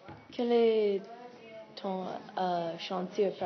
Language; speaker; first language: French; non-native, learner; English